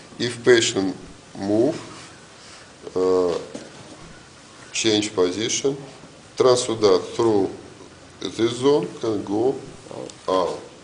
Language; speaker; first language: English; non-native, learner; Russian